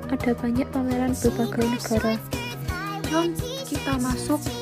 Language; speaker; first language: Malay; non-native, learner; Indonesian